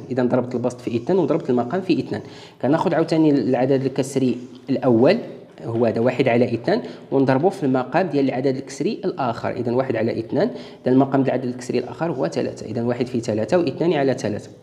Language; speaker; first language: Arabic; native; Arabic